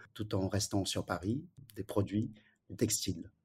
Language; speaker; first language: French; early bilingual, other home language; Wu Chinese